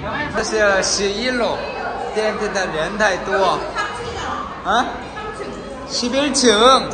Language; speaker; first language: Chinese; non-native, fluent; Korean